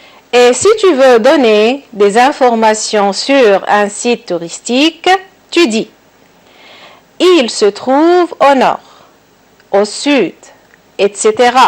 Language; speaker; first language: French; non-native, local second language; Arabic